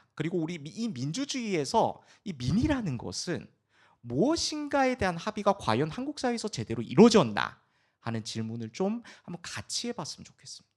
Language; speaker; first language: Korean; early bilingual, heritage; Korean